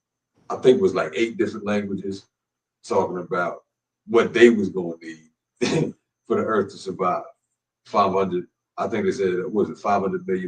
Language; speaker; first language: English; native; English